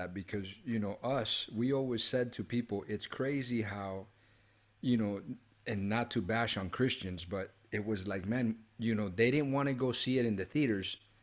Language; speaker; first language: English; early bilingual, other home language; Spanish